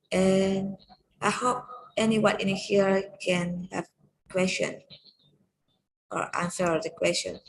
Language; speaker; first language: English; non-native, learner; Indonesian